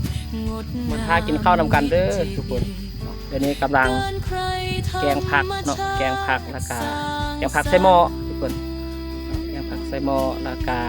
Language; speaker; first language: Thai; non-native, local second language; Lao